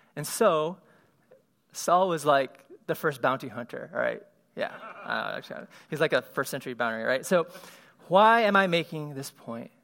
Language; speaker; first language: English; native; English